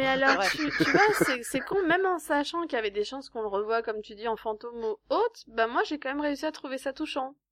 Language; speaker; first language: French; native; French